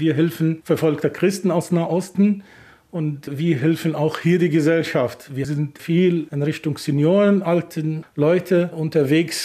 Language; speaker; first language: German; non-native, fluent; Arabic